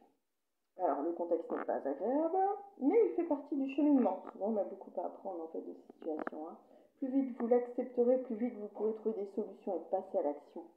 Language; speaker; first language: French; native; French